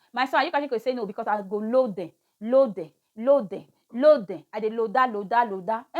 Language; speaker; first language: Nigerian Pidgin; native; Nigerian Pidgin